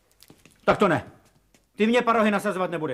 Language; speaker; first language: Czech; native; Czech